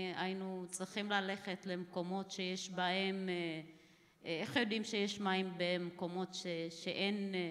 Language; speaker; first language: Hebrew; early bilingual, other home language; Amharic